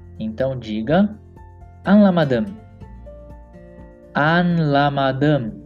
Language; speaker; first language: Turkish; non-native, learner; Portuguese